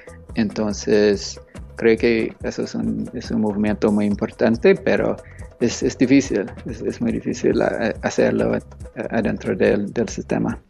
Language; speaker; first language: Spanish; non-native, fluent; English